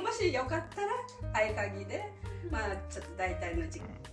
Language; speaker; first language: Japanese; native; Japanese